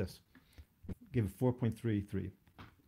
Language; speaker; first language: English; native; English